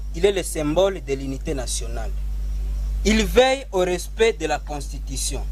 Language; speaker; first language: French; non-native, local second language; Swahili